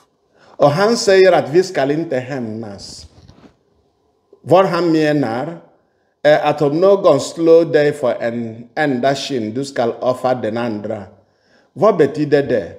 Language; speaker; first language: Swedish; non-native, fluent; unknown